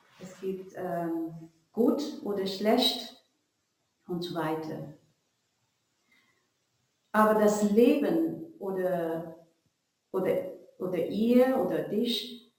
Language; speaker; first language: German; non-native, learner; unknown